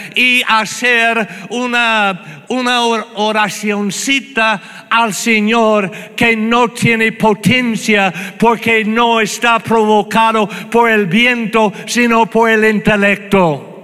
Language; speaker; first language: Spanish; non-native, fluent; English